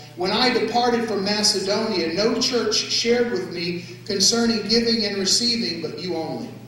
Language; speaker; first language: English; native; English